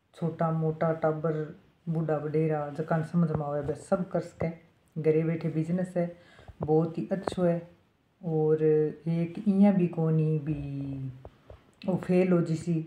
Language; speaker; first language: Hindi; native; Hindi